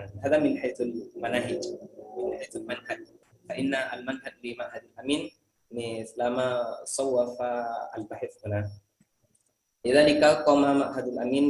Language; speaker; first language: Arabic; non-native, fluent; Indonesian